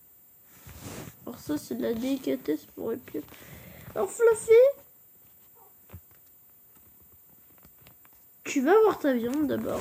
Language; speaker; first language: French; native; French